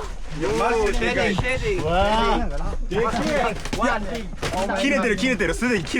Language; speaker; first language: Japanese; native; Japanese